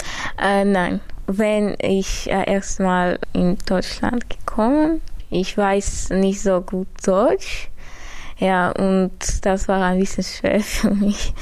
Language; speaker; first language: German; non-native, learner; Armenian